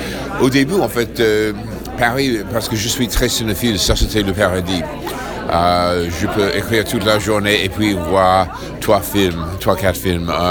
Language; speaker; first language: French; non-native, fluent; English